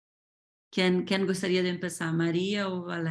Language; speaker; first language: Spanish; non-native, fluent; Portuguese